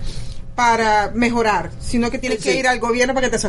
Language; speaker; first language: Spanish; native; Spanish